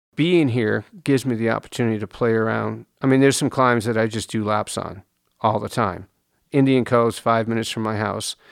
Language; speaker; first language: English; native; English